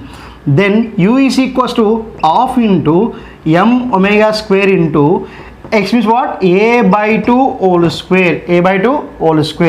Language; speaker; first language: English; non-native, local second language; Telugu